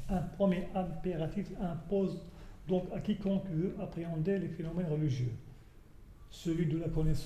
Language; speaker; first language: French; non-native, local second language; Arabic